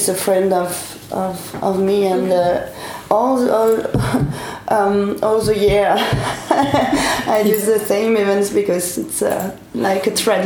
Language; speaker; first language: English; non-native, learner; French